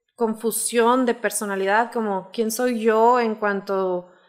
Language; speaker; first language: Spanish; native; Spanish